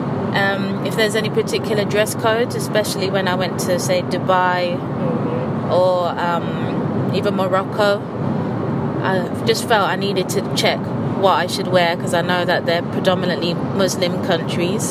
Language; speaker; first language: English; native; English